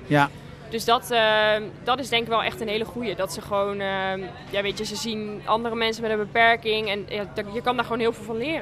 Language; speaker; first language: Dutch; native; Dutch